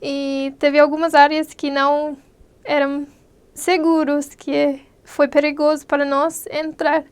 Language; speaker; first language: Portuguese; non-native, fluent; English